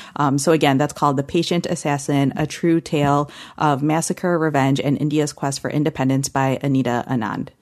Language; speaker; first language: English; early bilingual, other home language; Hindi